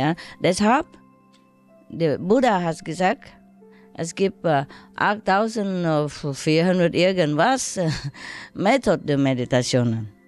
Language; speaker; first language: German; non-native, learner; Vietnamese